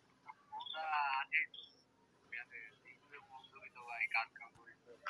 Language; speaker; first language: Hindi; non-native, learner; Bangla